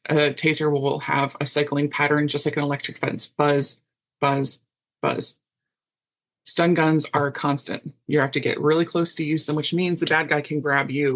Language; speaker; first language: English; native; English